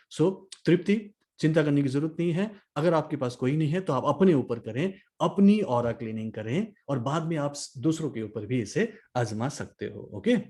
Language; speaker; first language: Hindi; non-native, local second language; Nepali